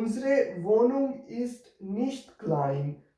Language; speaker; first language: German; non-native, fluent; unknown